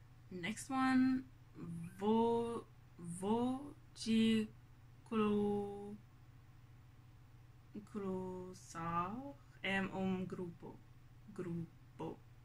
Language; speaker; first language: Portuguese; non-native, learner; Norwegian